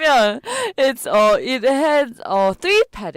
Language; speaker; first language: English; non-native, learner; Korean